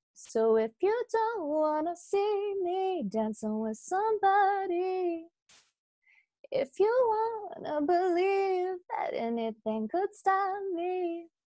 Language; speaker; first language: English; native; English